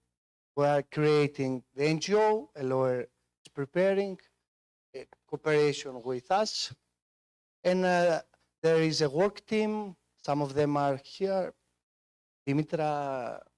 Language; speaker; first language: English; non-native, fluent; Greek